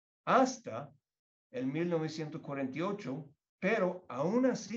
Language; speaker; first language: Spanish; non-native, fluent; English